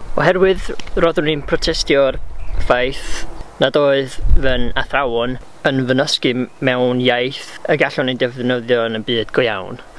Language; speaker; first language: Welsh; non-native, local second language; English